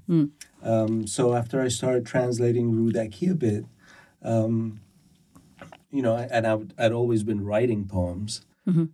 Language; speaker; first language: English; early bilingual, other home language; Persian